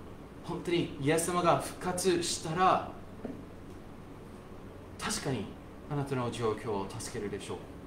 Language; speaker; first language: Japanese; non-native, fluent; English